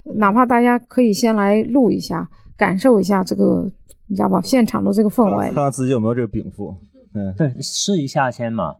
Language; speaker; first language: Chinese; non-native, local second language; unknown